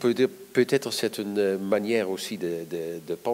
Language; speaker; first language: French; non-native, fluent; Dutch